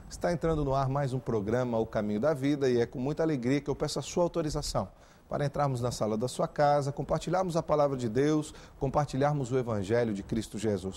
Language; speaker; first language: Portuguese; native; Portuguese